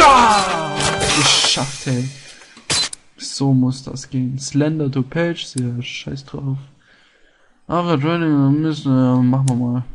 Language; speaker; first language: German; native; German